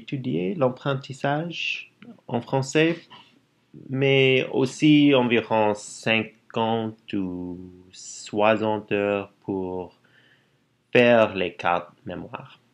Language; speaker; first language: French; non-native, learner; English